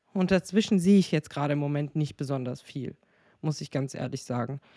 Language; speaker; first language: German; native; German